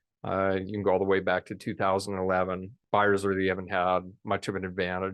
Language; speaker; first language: English; native; English